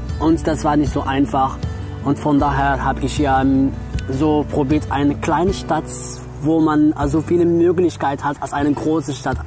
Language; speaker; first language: German; non-native, fluent; Arabic